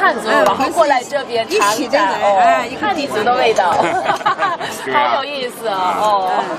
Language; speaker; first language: Chinese; non-native, fluent; Korean